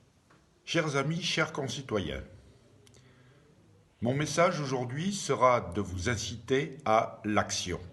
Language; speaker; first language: French; native; French